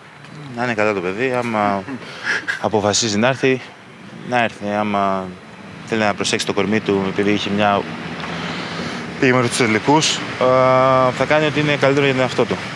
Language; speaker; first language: Greek; early bilingual, other home language; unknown